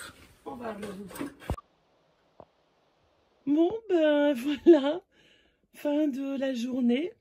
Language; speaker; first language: French; native; French